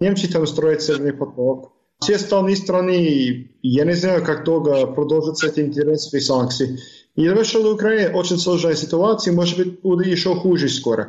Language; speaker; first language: Russian; non-native, fluent; English